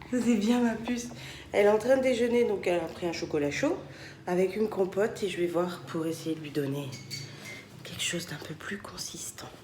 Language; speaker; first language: French; native; French